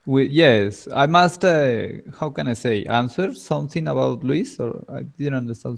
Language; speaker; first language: English; non-native, learner; Spanish